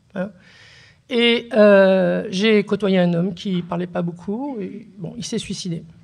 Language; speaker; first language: French; early bilingual, other home language; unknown